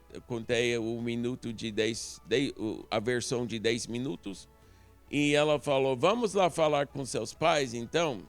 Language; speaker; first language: Portuguese; non-native, local second language; English